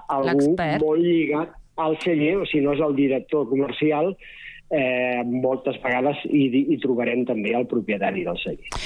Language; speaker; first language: Catalan; native; Catalan